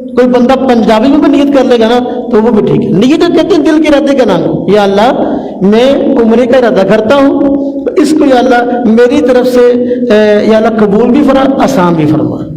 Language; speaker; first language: Urdu; non-native, local second language; Punjabi